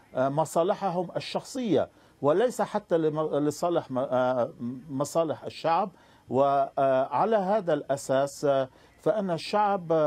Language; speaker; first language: Arabic; non-native, fluent; Persian